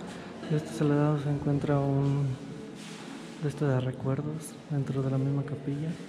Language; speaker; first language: Spanish; native; Spanish